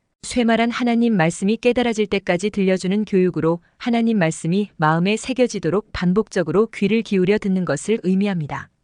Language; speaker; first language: Korean; native; Korean